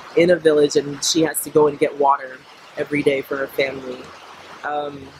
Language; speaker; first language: English; native; English